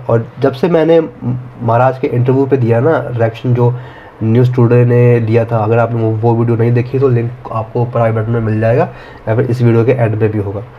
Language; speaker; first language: Hindi; native; Hindi